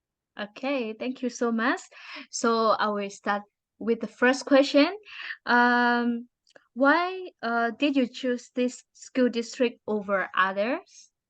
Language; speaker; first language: English; non-native, learner; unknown